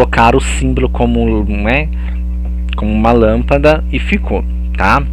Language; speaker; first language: Portuguese; native; Portuguese